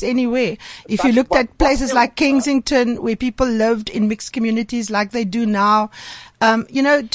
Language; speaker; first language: English; native; English